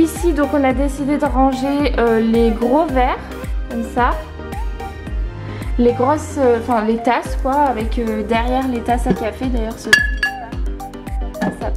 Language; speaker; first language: French; native; French